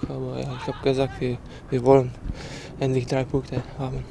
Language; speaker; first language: German; non-native, learner; Czech